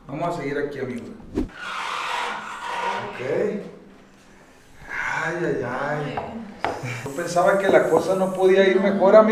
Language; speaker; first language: Spanish; native; Spanish